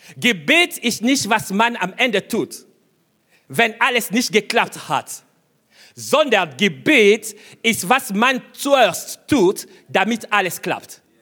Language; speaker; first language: German; non-native, fluent; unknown